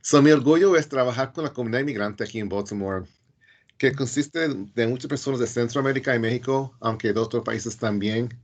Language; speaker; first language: Spanish; early bilingual, heritage; Spanish